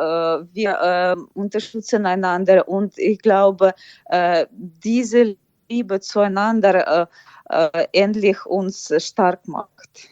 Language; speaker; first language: German; non-native, fluent; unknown